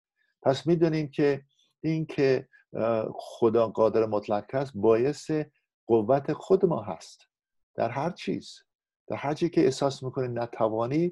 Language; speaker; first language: Persian; non-native, fluent; English